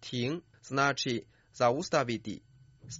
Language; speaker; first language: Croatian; non-native, fluent; Chinese